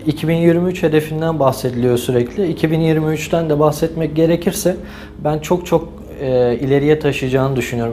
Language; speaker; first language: Turkish; native; Turkish